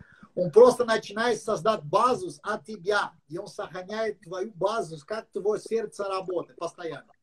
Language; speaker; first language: Russian; non-native, learner; English